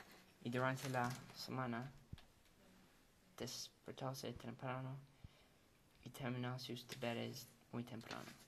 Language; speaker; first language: Spanish; non-native, learner; English